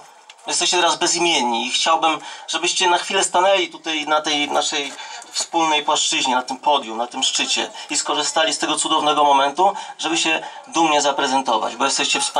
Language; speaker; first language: Polish; native; Polish